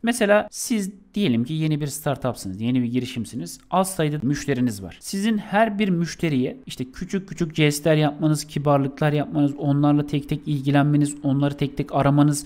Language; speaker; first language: Turkish; native; Turkish